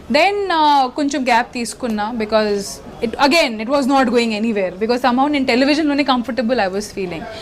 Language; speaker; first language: Telugu; non-native, local second language; Hindi